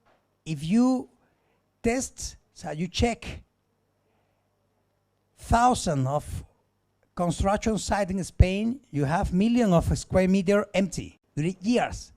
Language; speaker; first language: English; non-native, learner; Spanish